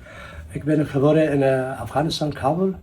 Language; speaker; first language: Dutch; non-native, learner; Persian